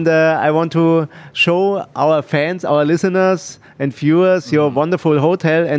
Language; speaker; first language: English; non-native, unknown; German